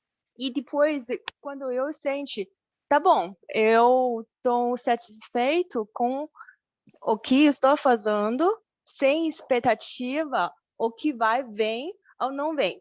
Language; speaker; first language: Portuguese; non-native, learner; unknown